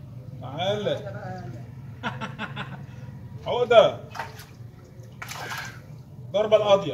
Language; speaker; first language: Arabic; native; Arabic